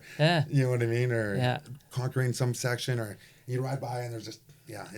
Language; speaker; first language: English; native; English